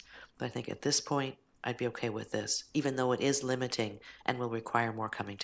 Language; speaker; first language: English; native; English